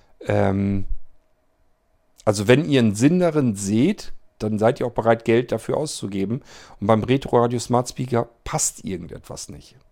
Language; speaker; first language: German; native; German